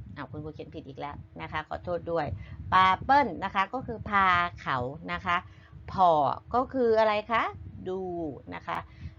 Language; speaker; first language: Thai; native; Thai